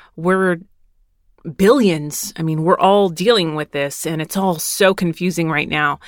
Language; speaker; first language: English; early bilingual, other home language; Spanish